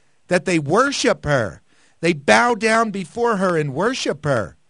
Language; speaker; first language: English; native; English